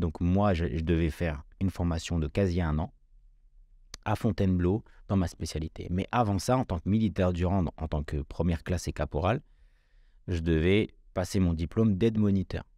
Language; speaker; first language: French; early bilingual, other home language; Kabyle